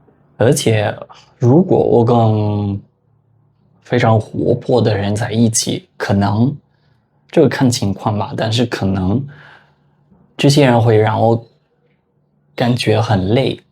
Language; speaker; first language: Chinese; non-native, fluent; Spanish